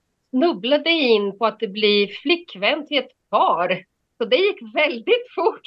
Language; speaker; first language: Swedish; non-native, fluent; Portuguese